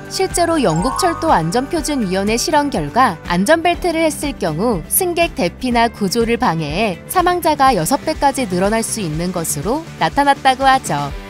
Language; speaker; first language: Korean; native; Korean